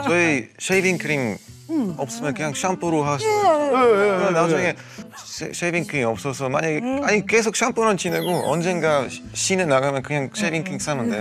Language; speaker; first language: Korean; non-native, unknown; Bulgarian